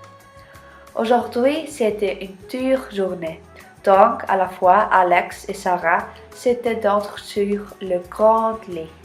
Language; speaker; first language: French; non-native, learner; Icelandic